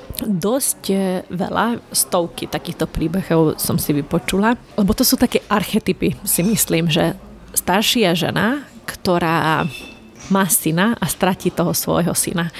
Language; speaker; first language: Slovak; non-native, local second language; Hungarian